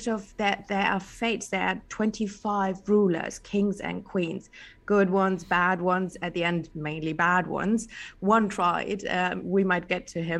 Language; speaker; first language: English; non-native, fluent; German